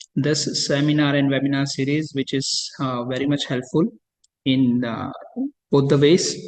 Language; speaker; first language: English; non-native, local second language; Gujarati